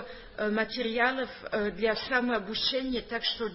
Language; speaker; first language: Russian; non-native, fluent; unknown